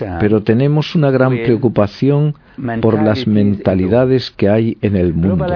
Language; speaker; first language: Spanish; non-native, fluent; Arabic